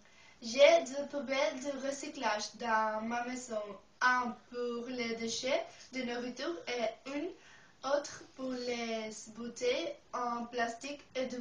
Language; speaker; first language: French; non-native, learner; Spanish